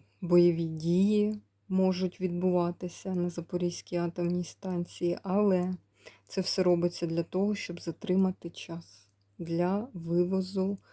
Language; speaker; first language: Ukrainian; native; Ukrainian